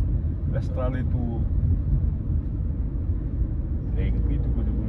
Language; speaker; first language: Italian; non-native, learner; Filipino